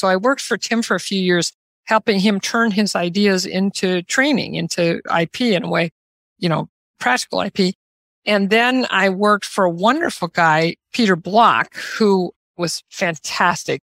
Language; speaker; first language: English; native; English